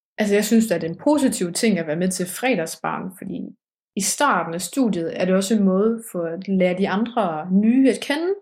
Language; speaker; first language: Danish; early bilingual, heritage; Danish